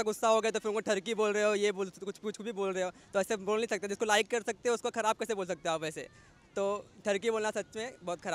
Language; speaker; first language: Hindi; native; Hindi